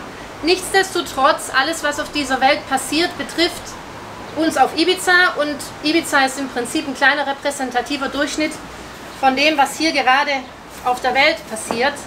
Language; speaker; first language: German; native; German